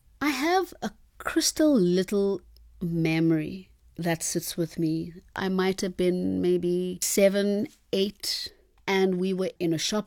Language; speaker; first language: English; non-native, local second language; Xhosa